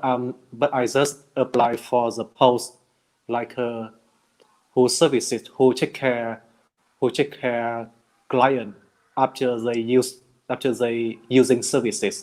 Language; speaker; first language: English; non-native, learner; Vietnamese